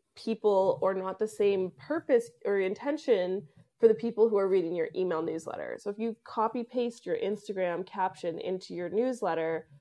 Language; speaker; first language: English; native; English